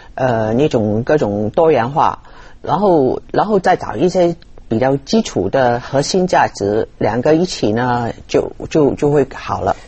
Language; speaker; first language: Chinese; non-native, fluent; Cantonese